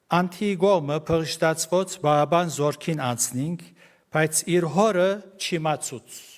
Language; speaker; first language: Armenian; early bilingual, heritage; Armenian